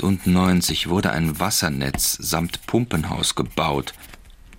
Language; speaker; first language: German; native; German